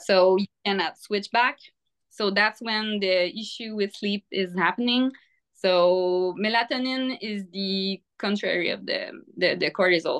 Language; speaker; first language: English; non-native, fluent; French